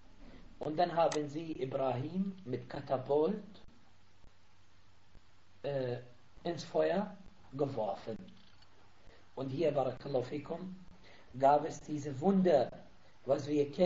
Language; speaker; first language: German; non-native, fluent; Arabic